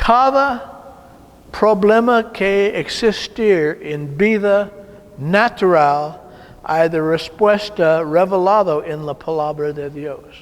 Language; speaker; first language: Spanish; non-native, learner; English